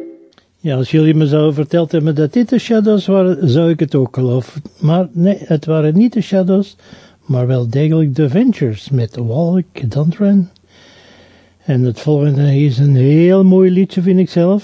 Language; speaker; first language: Dutch; native; Dutch